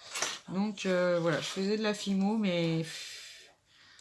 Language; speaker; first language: French; native; French